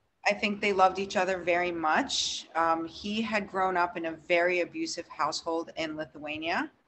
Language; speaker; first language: English; early bilingual, other home language; Russian